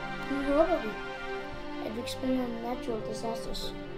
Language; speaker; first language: Danish; native; Danish